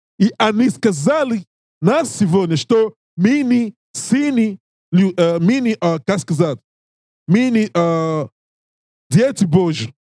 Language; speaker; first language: Russian; non-native, learner; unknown